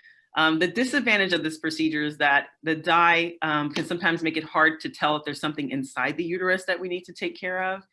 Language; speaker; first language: English; native; English